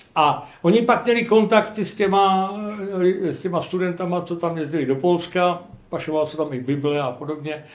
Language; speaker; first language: Czech; non-native, local second language; Polish